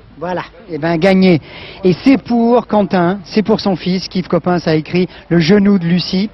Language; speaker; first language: French; native; French